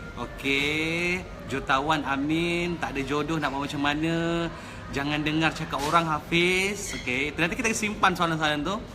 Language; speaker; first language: Malay; native; Malay